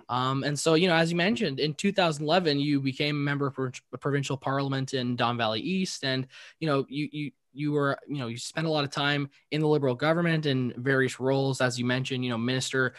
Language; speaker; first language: English; native; English